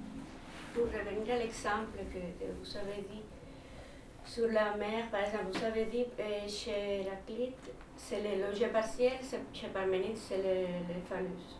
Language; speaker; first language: French; non-native, learner; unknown